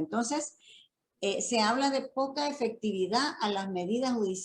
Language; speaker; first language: Spanish; native; Spanish